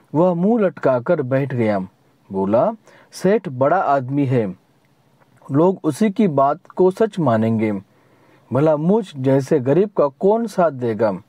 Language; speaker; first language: Hindi; non-native, local second language; Marathi